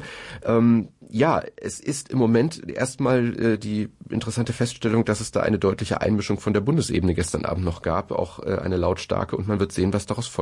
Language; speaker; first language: German; native; German